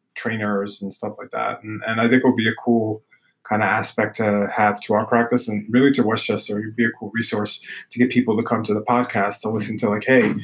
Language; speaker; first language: English; native; English